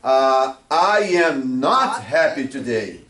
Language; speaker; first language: English; non-native, fluent; Portuguese